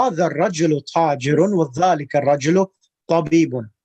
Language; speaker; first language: Arabic; non-native, fluent; English